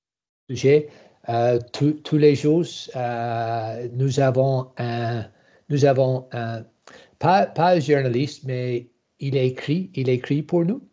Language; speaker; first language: French; non-native, learner; English